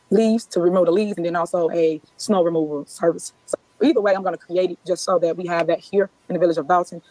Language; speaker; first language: English; native; English